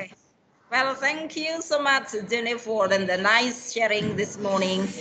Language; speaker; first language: English; non-native, fluent; Indonesian